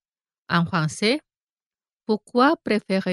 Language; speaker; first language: French; non-native, fluent; Indonesian